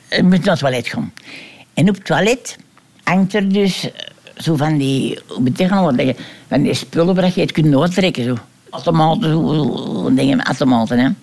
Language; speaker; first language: Dutch; native; Dutch